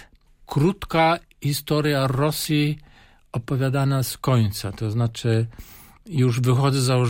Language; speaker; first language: Polish; non-native, fluent; German